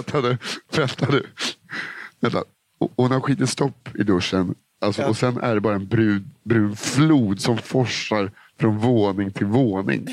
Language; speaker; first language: Swedish; native; Swedish